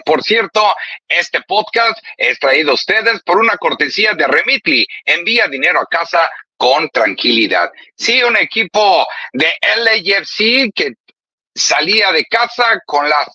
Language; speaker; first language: Spanish; native; Spanish